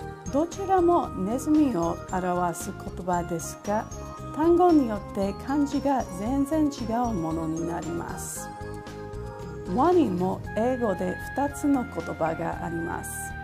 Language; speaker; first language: Japanese; non-native, fluent; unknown